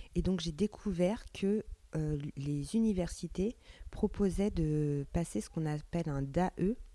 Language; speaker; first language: French; native; French